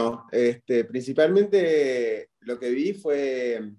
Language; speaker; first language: Spanish; native; Spanish